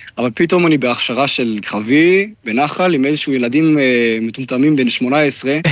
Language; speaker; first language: Hebrew; non-native, fluent; German